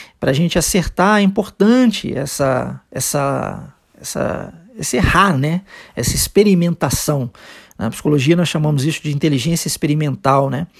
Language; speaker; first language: Portuguese; early bilingual, heritage; Portuguese